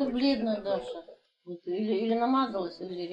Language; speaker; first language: Russian; native; Russian